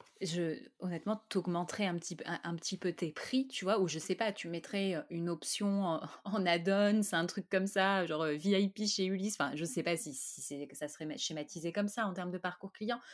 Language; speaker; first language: French; native; French